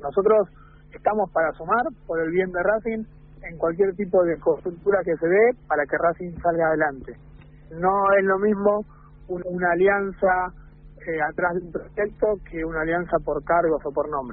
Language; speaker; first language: Spanish; native; Spanish